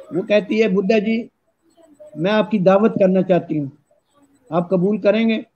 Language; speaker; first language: Urdu; non-native, local second language; Punjabi